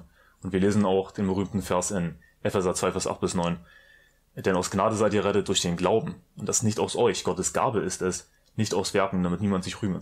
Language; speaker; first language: German; native; German